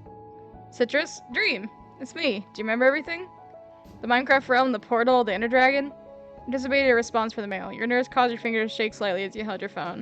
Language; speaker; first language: English; native; English